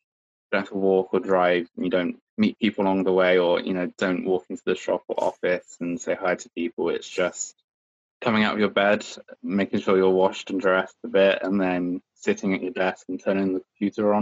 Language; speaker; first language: English; native; English